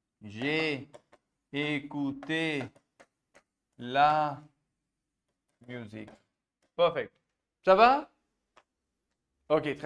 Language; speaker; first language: French; non-native, fluent; Hindi